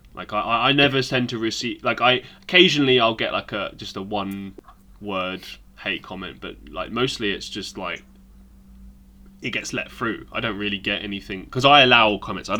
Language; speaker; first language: English; native; English